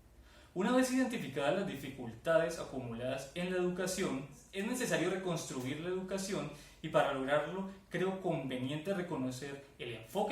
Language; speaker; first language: Spanish; native; Spanish